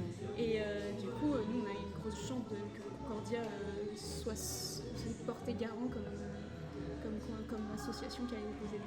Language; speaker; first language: French; native; French